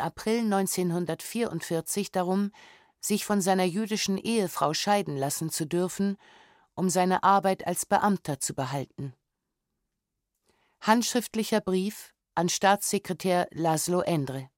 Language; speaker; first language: German; native; German